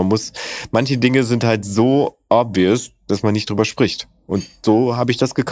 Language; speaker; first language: German; native; German